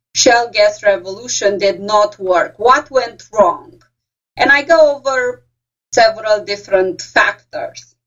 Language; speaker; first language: English; non-native, fluent; Romanian